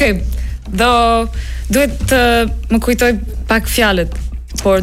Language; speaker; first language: Albanian; non-native, learner; English